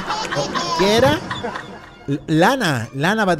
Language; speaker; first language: Spanish; native; Spanish